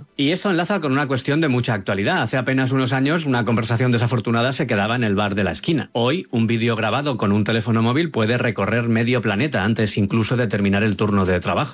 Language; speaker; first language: Spanish; native; Spanish